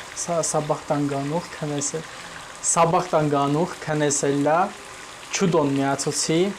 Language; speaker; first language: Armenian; native; Armenian